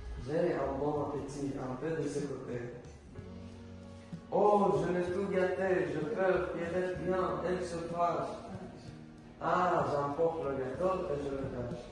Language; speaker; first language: French; non-native, learner; Uzbek